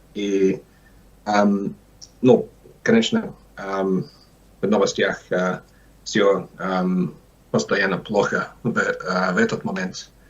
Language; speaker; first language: Russian; non-native, learner; English